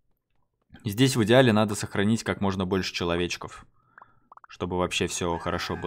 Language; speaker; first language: Russian; native; Russian